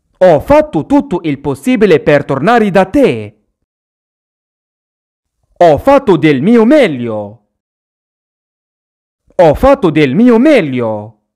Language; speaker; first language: Italian; non-native, fluent; Arabic